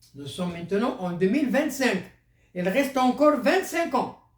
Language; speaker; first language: French; non-native, local second language; Arabic